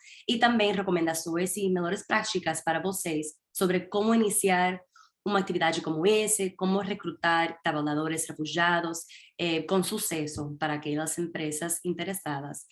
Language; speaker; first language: Portuguese; non-native, fluent; Spanish